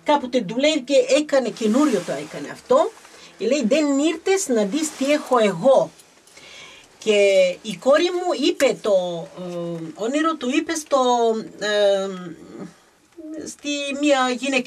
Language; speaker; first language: Greek; early bilingual, heritage; Greek